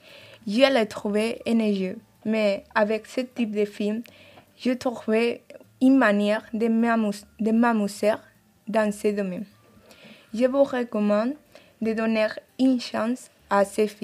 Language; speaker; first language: French; non-native, fluent; Spanish